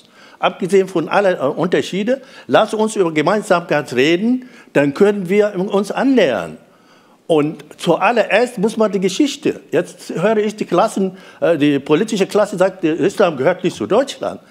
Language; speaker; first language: German; non-native, fluent; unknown